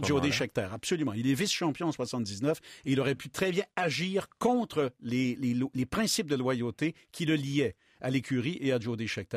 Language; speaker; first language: French; native; French